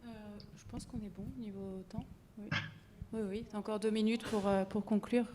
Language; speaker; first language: French; native; French